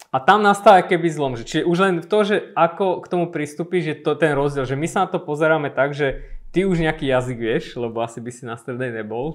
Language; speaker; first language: Slovak; early bilingual, other home language; Armenian